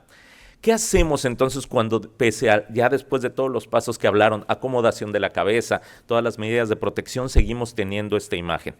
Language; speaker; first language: Spanish; native; Spanish